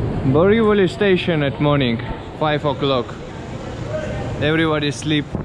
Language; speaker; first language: English; non-native, learner; Russian